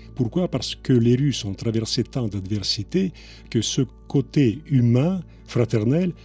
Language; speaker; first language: French; non-native, fluent; Russian